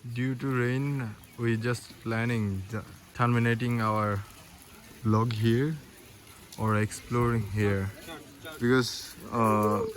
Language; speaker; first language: English; non-native, local second language; Bangla